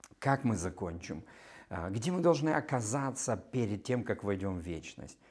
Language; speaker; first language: Russian; native; Russian